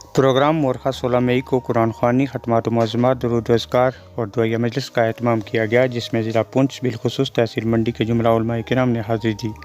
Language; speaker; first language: Urdu; non-native, local second language; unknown